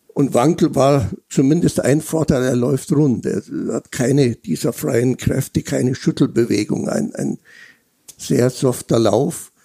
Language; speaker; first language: German; native; German